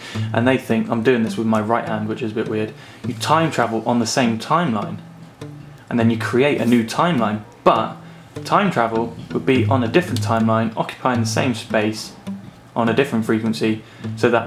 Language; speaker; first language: English; native; English